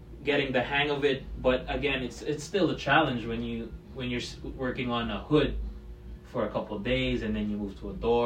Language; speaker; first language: English; non-native, local second language; Filipino